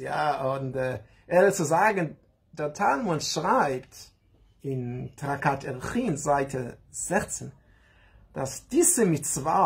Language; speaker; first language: German; non-native, learner; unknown